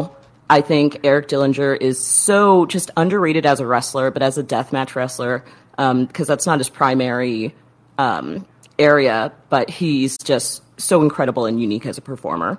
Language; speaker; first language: English; native; English